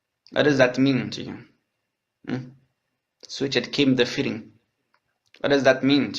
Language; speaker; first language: English; non-native, learner; French